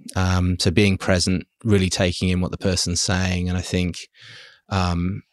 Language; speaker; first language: English; early bilingual, other home language; German